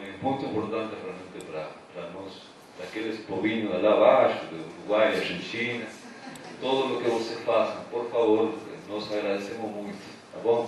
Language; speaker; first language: Portuguese; non-native, fluent; Spanish